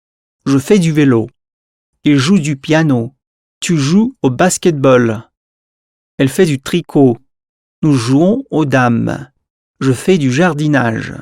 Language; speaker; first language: French; non-native, fluent; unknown